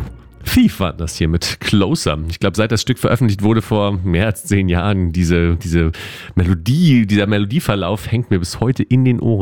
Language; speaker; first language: German; native; German